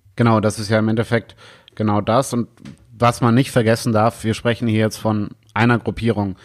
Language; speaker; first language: German; native; German